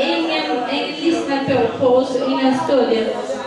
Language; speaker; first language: Swedish; non-native, fluent; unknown